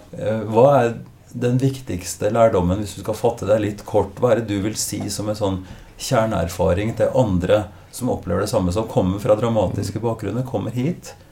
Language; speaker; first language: Norwegian; native; Norwegian